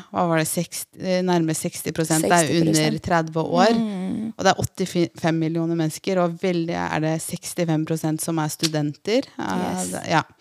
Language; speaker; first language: Norwegian; early bilingual, other home language; Persian